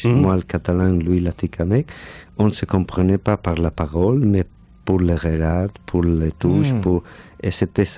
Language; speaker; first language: French; non-native, fluent; Catalan